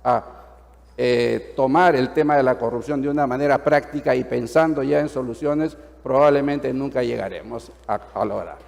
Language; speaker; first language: Spanish; native; Spanish